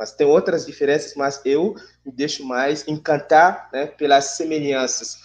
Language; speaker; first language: Portuguese; non-native, fluent; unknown